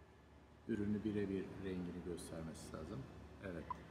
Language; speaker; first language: Turkish; native; Turkish